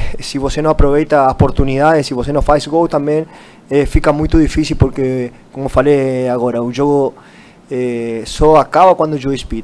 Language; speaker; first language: Portuguese; non-native, fluent; Spanish